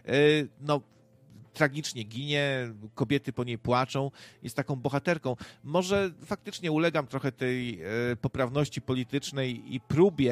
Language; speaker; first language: Polish; native; Polish